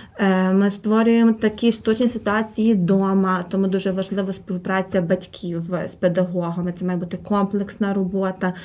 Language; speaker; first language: Ukrainian; native; Ukrainian